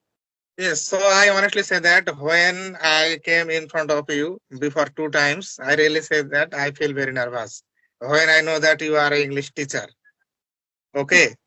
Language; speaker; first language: English; non-native, learner; Bangla